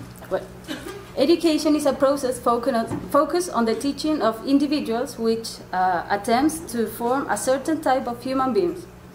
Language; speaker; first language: English; non-native, fluent; Spanish